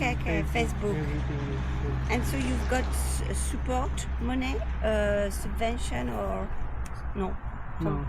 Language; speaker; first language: English; non-native, learner; French